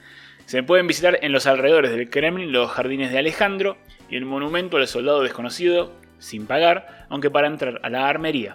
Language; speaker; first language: Spanish; native; Spanish